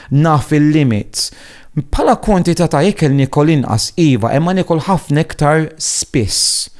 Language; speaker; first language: Maltese; non-native, fluent; Italian